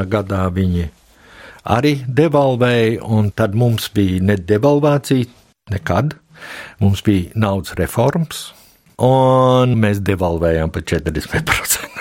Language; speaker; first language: Latvian; early bilingual, heritage; Latvian